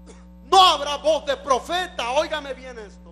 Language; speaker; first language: Spanish; native; Spanish